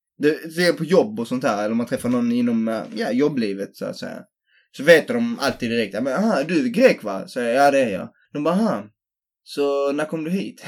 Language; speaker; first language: Swedish; early bilingual, other home language; Greek